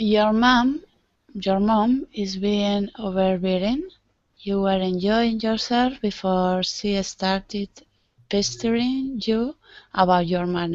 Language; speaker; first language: English; non-native, learner; Spanish